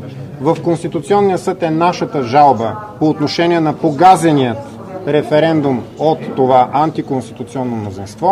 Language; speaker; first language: Bulgarian; native; Bulgarian